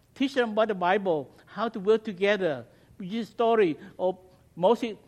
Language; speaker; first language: English; non-native, learner; Khmer